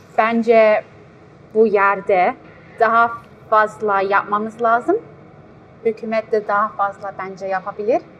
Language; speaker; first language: Turkish; early bilingual, heritage; Turkish